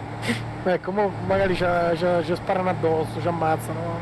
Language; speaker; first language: Italian; native; Italian